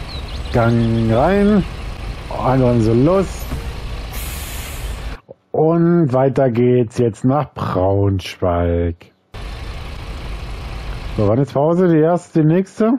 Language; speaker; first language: German; native; German